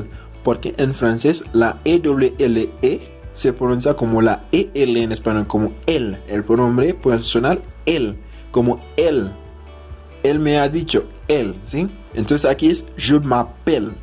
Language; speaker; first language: Spanish; non-native, fluent; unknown